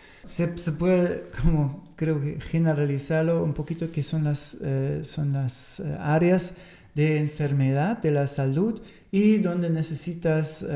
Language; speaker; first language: Spanish; non-native, fluent; German